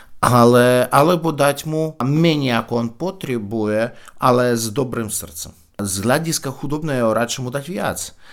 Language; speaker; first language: Slovak; non-native, fluent; Russian